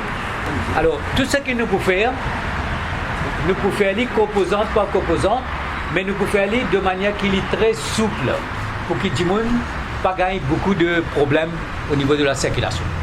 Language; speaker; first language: French; non-native, local second language; Morisyen